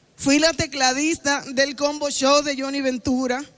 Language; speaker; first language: Spanish; native; Spanish